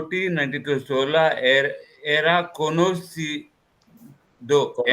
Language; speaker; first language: Spanish; non-native, learner; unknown